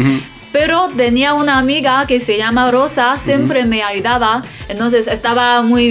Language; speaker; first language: Spanish; non-native, fluent; Chinese